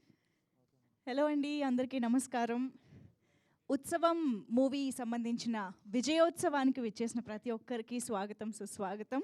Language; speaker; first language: Telugu; native; Telugu